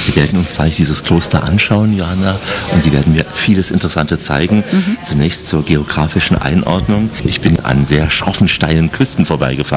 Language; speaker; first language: German; native; German